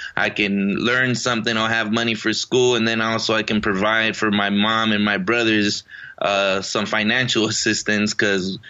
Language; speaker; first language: English; native; English